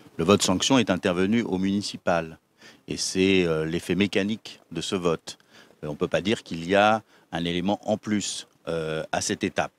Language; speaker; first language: French; native; French